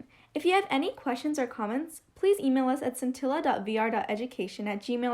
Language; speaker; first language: English; native; English